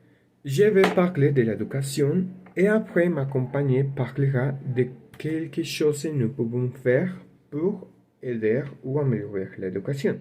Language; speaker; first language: French; non-native, learner; Spanish